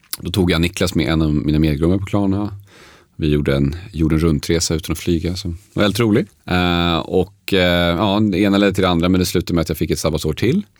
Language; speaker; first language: Swedish; early bilingual, other home language; Polish